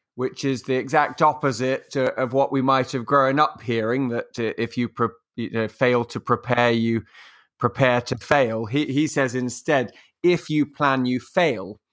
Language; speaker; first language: English; native; English